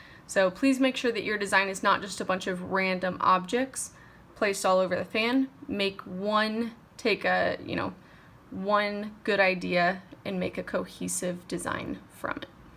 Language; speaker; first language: English; native; English